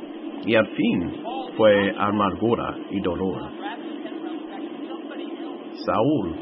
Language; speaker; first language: Spanish; non-native, fluent; English